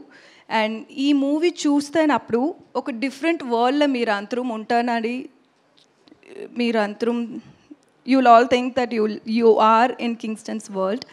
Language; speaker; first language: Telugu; non-native, learner; Tamil